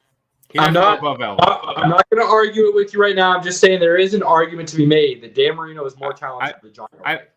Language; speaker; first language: English; native; English